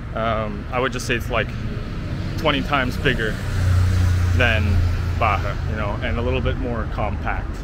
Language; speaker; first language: English; native; English